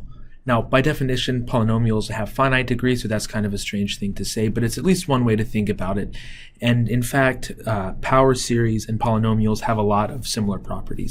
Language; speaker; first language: English; native; English